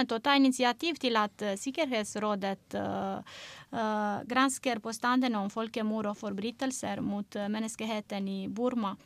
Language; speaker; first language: Norwegian; non-native, fluent; Romanian